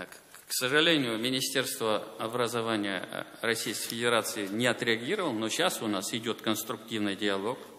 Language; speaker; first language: Russian; native; Russian